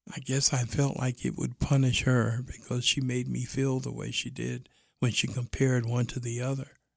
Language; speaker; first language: English; native; English